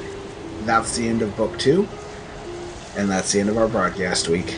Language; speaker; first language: English; native; English